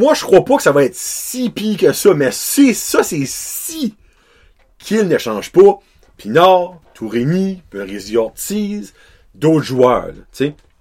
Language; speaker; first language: French; native; French